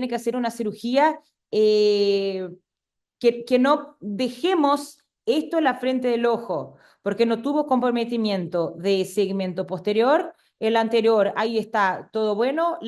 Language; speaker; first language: Spanish; non-native, fluent; Portuguese